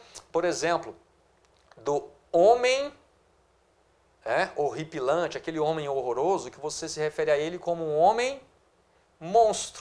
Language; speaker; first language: Portuguese; native; Portuguese